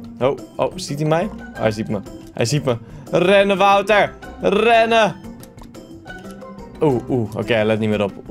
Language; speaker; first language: Dutch; native; Dutch